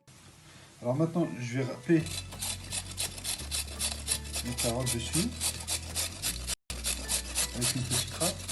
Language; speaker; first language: French; native; French